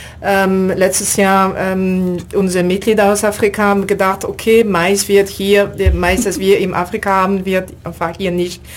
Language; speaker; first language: German; non-native, fluent; French